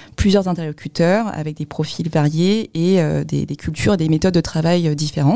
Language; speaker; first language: French; native; French